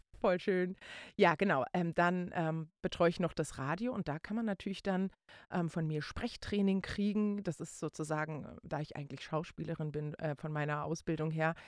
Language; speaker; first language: German; native; German